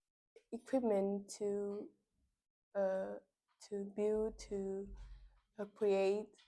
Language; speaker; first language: English; non-native, learner; Vietnamese